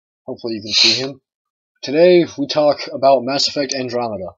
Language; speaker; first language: English; native; English